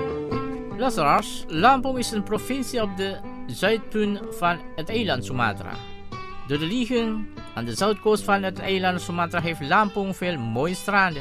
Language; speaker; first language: Dutch; non-native, fluent; Indonesian